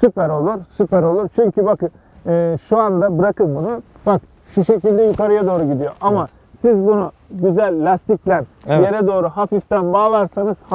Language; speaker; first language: Turkish; native; Turkish